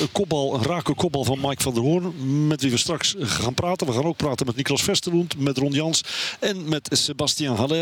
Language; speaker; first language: Dutch; native; Dutch